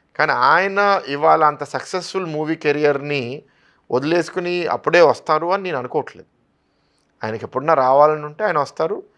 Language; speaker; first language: Telugu; native; Telugu